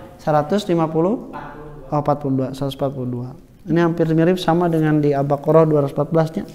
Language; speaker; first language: Indonesian; non-native, local second language; Sundanese